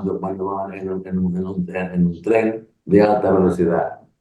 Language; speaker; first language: Spanish; non-native, learner; Portuguese